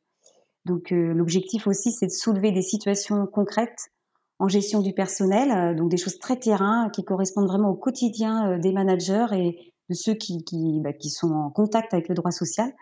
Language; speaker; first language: French; native; French